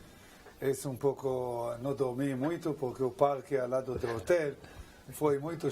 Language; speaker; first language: Portuguese; non-native, learner; Hebrew